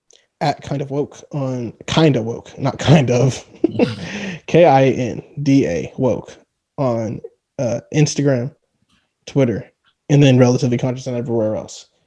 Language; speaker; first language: English; native; English